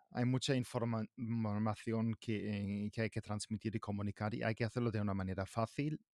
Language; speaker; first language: Spanish; non-native, fluent; German